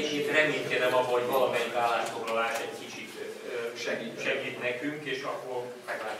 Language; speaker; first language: Hungarian; native; Hungarian